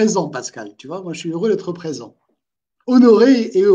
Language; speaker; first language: French; native; French